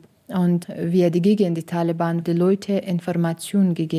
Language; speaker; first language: German; non-native, learner; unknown